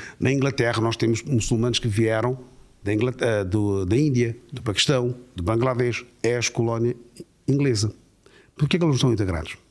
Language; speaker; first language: Portuguese; native; Portuguese